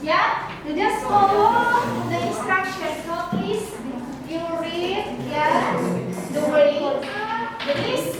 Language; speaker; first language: English; non-native, learner; Indonesian